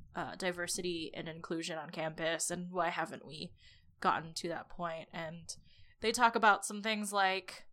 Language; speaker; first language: English; native; English